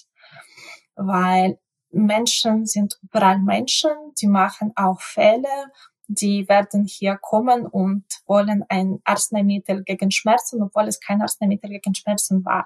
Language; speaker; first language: German; non-native, local second language; Ukrainian